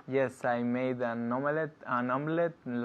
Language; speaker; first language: English; non-native, learner; Spanish